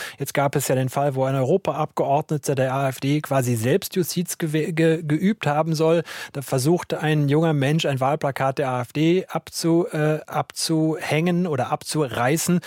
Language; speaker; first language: German; native; German